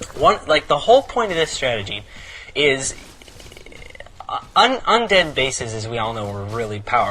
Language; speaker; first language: English; native; English